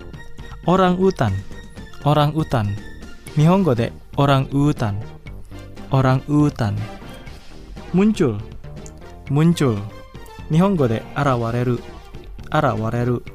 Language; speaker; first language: Japanese; non-native, fluent; Indonesian